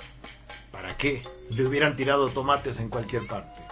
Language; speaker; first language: Spanish; native; Spanish